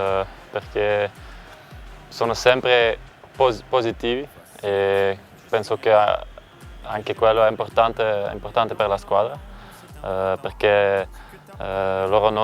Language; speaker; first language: Italian; non-native, learner; Dutch